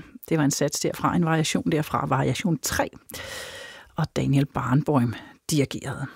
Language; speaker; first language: Danish; native; Danish